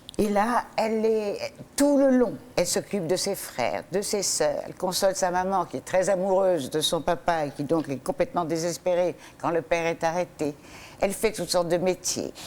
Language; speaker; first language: French; native; French